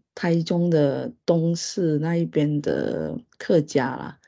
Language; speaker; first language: Chinese; non-native, local second language; Hakka Chinese